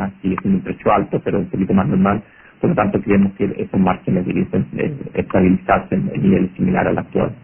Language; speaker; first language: Spanish; native; Spanish